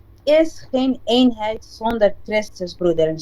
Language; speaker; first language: Dutch; non-native, local second language; Papiamento